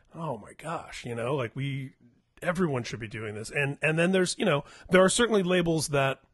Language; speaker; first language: English; native; English